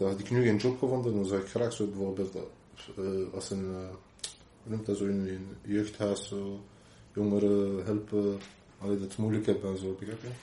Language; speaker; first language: Dutch; non-native, local second language; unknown